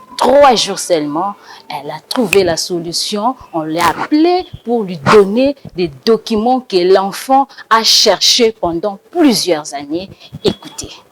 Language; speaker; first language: French; non-native, local second language; Lingala